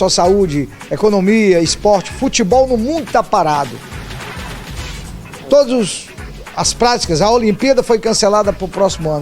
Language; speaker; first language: Portuguese; native; Portuguese